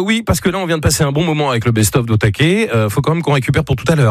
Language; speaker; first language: French; native; French